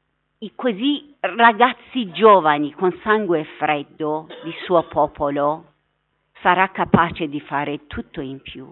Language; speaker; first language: Italian; non-native, fluent; Persian